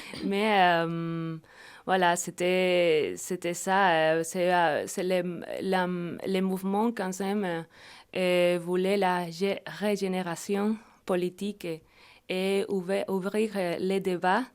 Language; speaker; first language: French; non-native, fluent; Spanish